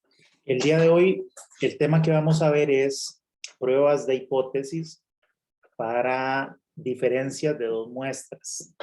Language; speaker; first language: Spanish; native; Spanish